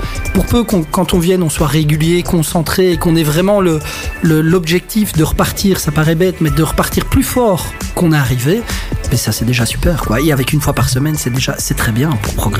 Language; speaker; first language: French; native; French